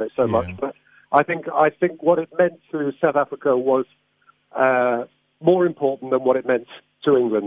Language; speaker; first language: English; native; English